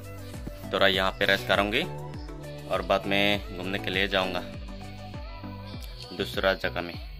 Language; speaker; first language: Hindi; non-native, local second language; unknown